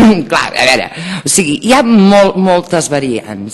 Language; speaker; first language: Catalan; native; Catalan